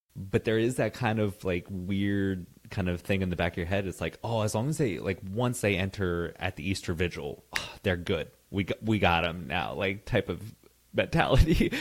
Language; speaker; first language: English; native; English